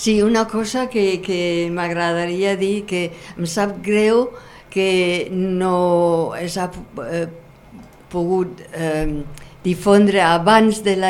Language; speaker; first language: Catalan; non-native, fluent; German